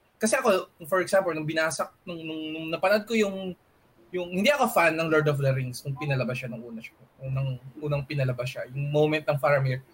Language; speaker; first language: Filipino; native; Filipino